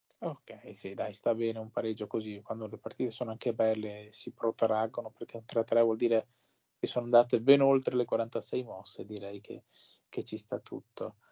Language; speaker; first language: Italian; native; Italian